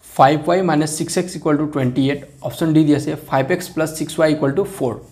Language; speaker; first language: Assamese; non-native, local second language; Hindi